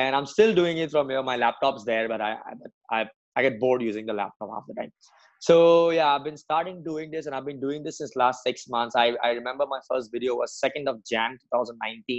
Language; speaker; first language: English; non-native, local second language; Assamese